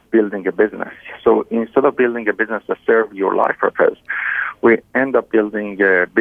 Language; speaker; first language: English; non-native, fluent; Persian